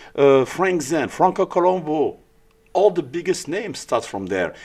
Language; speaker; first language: English; early bilingual, other home language; Arabic